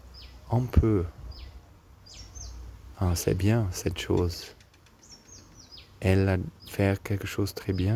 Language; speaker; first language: French; non-native, learner; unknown